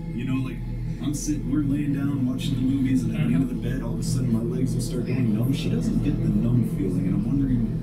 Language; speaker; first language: English; native; English